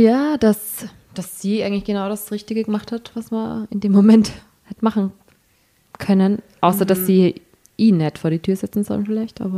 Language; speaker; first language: German; native; German